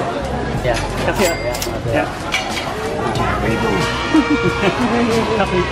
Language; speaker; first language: Indonesian; non-native, fluent; English